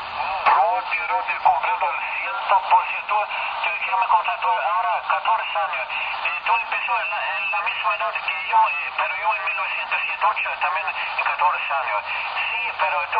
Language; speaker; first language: Spanish; non-native, learner; Swedish